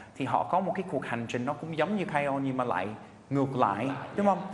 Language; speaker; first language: Vietnamese; non-native, fluent; English